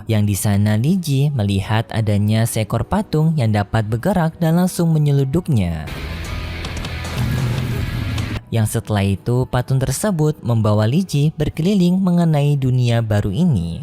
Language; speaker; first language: Indonesian; native; Indonesian